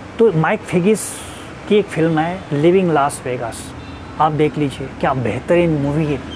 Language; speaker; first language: Hindi; non-native, local second language; Marathi